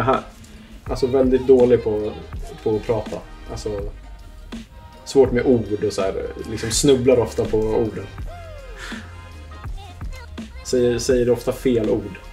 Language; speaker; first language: Swedish; native; Swedish